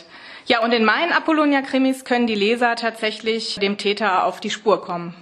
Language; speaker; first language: German; native; German